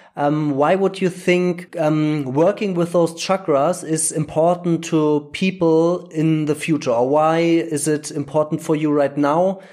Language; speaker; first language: English; non-native, fluent; German